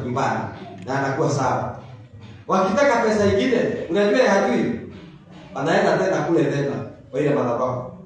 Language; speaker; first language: Swahili; non-native, local second language; Kikuyu